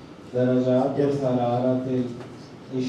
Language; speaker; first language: Arabic; non-native, learner; Urdu